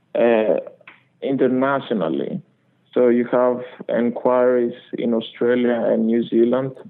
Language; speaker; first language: English; non-native, fluent; Greek